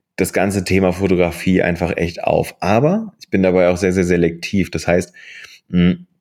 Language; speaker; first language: German; native; German